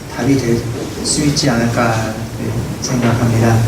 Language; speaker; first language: Korean; non-native, fluent; English